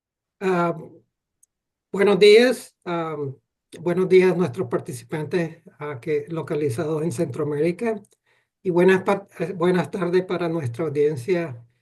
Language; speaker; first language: Spanish; non-native, fluent; English